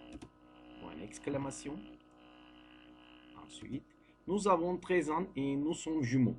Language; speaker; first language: French; non-native, learner; Turkish